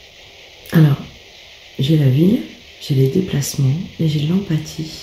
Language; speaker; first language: French; native; French